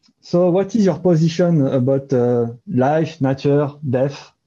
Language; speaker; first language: English; non-native, learner; French